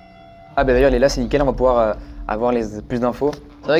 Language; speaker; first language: French; native; French